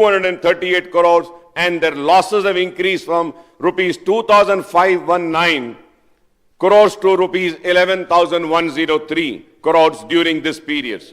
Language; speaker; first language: English; non-native, local second language; Urdu